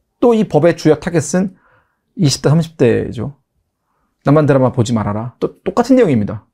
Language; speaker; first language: Korean; native; Korean